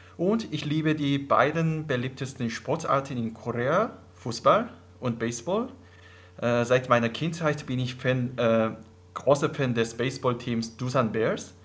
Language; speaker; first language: German; non-native, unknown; Korean